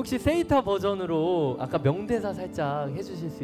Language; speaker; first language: Korean; native; Korean